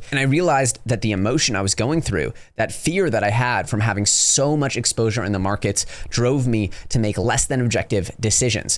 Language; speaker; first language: English; native; English